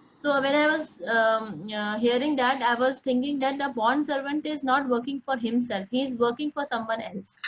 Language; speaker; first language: English; non-native, local second language; Hindi